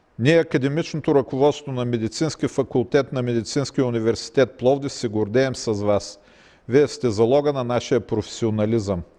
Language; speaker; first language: Bulgarian; native; Bulgarian